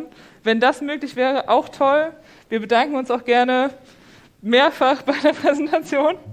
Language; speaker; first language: German; native; German